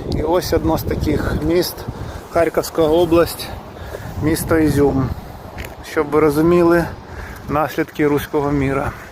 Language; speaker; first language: Ukrainian; non-native, local second language; Russian